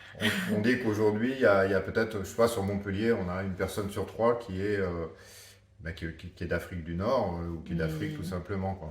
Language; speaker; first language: French; native; French